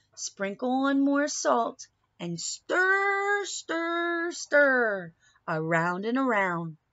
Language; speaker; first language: English; native; English